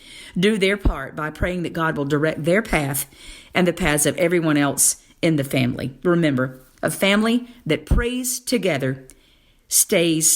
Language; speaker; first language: English; native; English